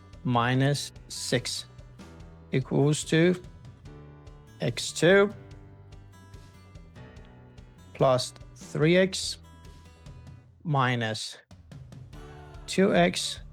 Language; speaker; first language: English; non-native, fluent; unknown